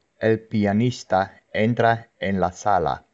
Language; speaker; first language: Spanish; non-native, fluent; Dutch